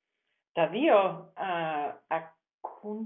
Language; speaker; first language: Greek; non-native, fluent; German